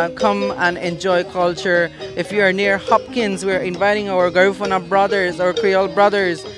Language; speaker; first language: English; native; English